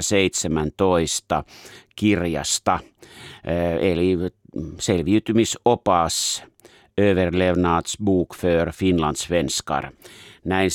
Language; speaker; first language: Finnish; native; Finnish